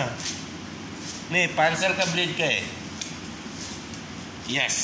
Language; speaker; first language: Hindi; non-native, learner; Filipino